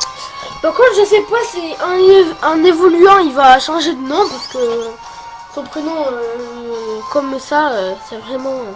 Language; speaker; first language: French; native; French